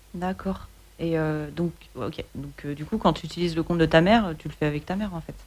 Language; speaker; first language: French; native; French